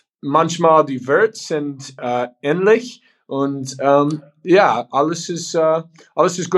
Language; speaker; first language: German; non-native, learner; English